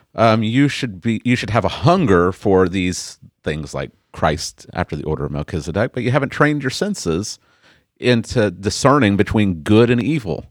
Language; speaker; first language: English; native; English